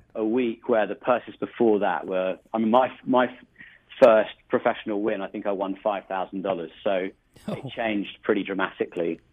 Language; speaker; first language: English; native; English